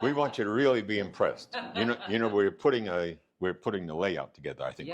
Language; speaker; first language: English; native; English